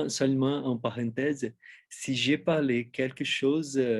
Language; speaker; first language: French; non-native, learner; Portuguese